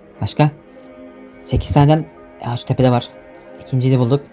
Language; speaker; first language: Turkish; native; Turkish